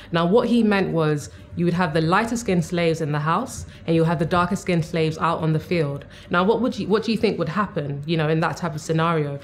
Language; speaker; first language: English; native; English